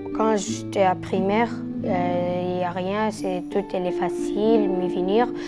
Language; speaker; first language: French; non-native, learner; Arabic